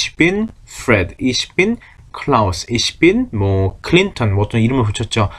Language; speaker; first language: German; non-native, fluent; Korean